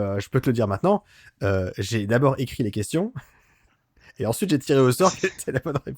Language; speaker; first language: French; native; French